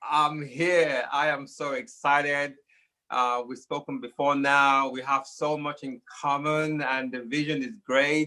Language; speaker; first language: English; non-native, local second language; Igbo